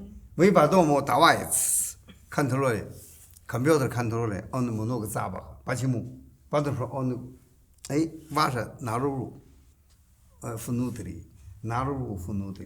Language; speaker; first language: Russian; non-native, learner; Chinese